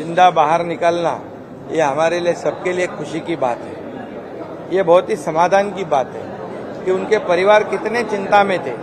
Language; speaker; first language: Hindi; non-native, local second language; Marathi